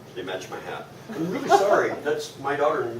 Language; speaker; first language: English; native; English